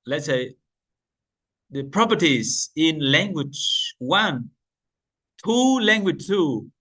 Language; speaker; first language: English; non-native, fluent; Vietnamese